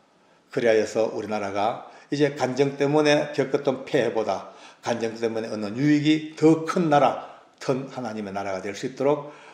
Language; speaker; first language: Korean; native; Korean